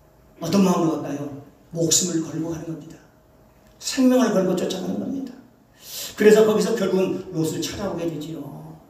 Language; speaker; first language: Korean; native; Korean